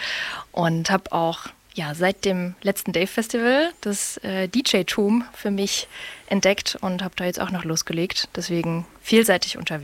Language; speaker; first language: German; native; German